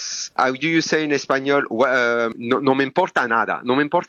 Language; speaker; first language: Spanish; non-native, learner; French